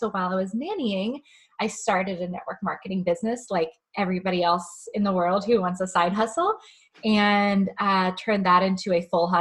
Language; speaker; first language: English; native; English